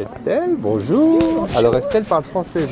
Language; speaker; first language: French; native; French